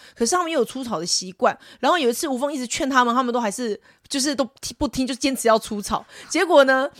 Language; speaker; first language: Chinese; non-native, local second language; Min Nan Chinese